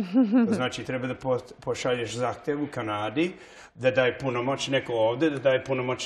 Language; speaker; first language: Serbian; early bilingual, heritage; English